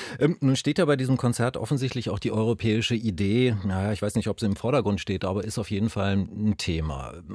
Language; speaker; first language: German; native; German